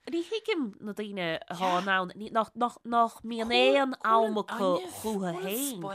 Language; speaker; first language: Irish; native; Irish